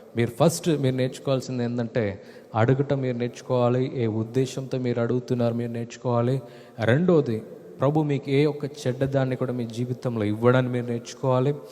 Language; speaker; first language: Telugu; non-native, fluent; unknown